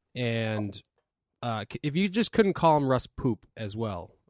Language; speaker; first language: English; native; English